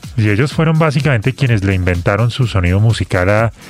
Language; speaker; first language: Spanish; native; Spanish